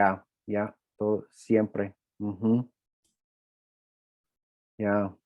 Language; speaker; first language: Spanish; non-native, fluent; English